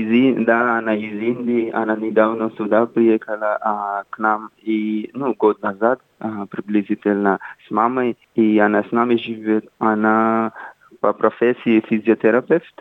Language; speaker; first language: Russian; non-native, fluent; Hindi